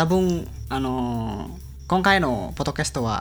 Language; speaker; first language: Japanese; non-native, learner; Indonesian